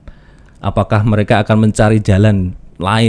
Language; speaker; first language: Indonesian; native; Indonesian